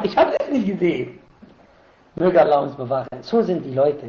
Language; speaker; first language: German; non-native, fluent; Arabic